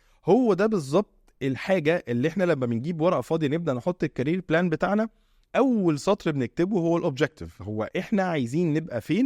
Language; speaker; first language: Arabic; native; Arabic